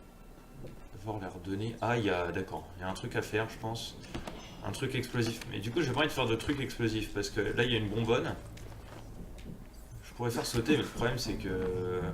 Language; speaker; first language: French; native; French